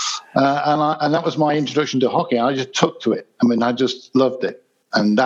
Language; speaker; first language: English; native; English